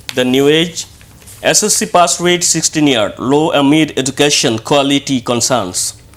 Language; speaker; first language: English; non-native, local second language; Bangla